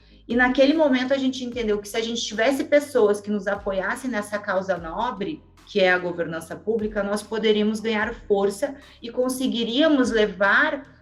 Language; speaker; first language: Portuguese; native; Portuguese